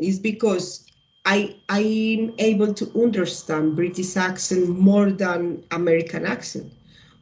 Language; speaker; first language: English; non-native, learner; Spanish